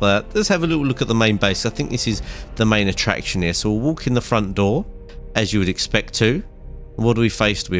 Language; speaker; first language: English; native; English